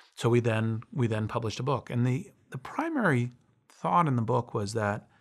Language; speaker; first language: English; native; English